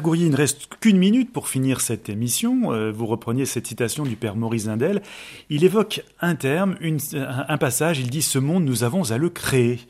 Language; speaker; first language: French; native; French